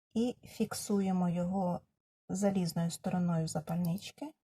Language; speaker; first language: Ukrainian; non-native, local second language; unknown